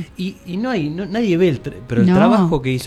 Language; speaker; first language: Spanish; native; Spanish